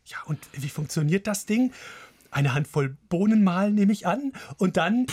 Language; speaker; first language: German; native; German